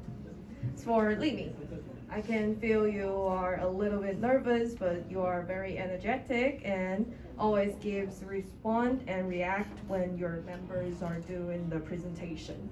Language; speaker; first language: English; non-native, learner; Chinese